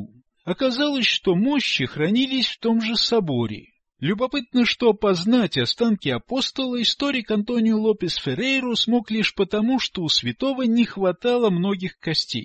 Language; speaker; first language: Russian; native; Russian